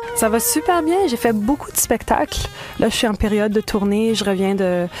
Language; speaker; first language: French; native; French